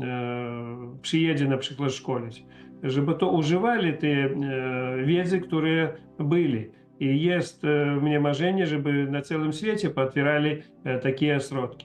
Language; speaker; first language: Polish; non-native, learner; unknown